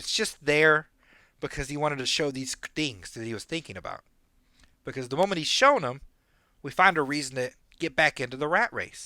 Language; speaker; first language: English; native; English